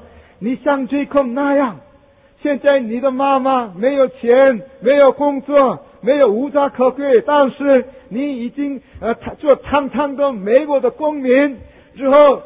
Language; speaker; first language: Chinese; non-native, fluent; Korean